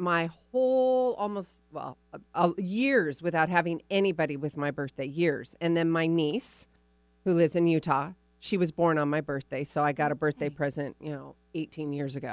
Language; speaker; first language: English; native; English